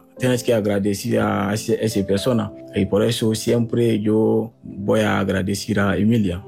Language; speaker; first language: Spanish; non-native, fluent; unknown